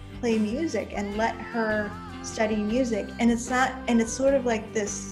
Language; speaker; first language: English; native; English